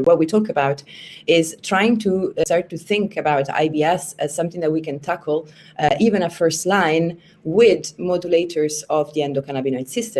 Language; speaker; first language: English; non-native, fluent; Italian